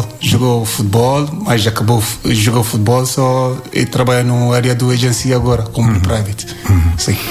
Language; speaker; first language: Portuguese; non-native, learner; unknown